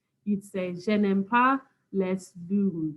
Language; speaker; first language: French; non-native, learner; English